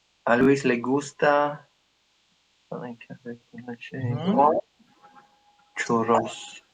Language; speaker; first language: Spanish; non-native, learner; English